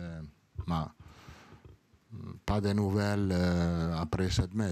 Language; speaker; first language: French; non-native, learner; Italian